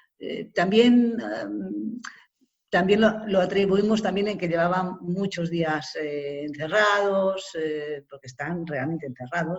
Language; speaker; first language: Spanish; native; Spanish